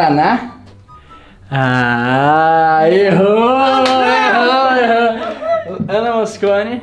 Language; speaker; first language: Portuguese; native; Portuguese